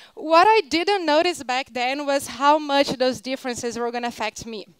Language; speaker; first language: English; non-native, fluent; Portuguese